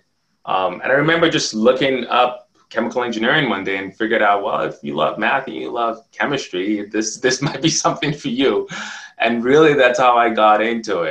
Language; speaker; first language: English; non-native, local second language; Yoruba